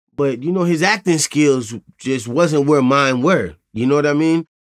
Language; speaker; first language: English; native; English